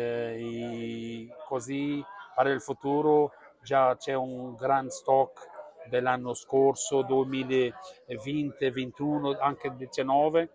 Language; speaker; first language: Italian; non-native, learner; Portuguese